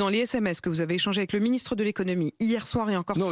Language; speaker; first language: French; native; French